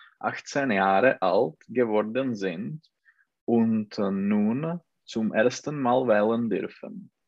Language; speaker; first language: German; non-native, learner; Czech